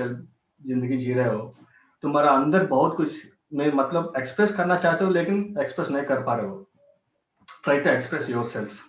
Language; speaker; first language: Hindi; non-native, local second language; Telugu